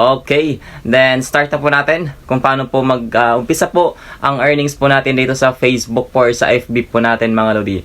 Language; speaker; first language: Filipino; non-native, local second language; Cebuano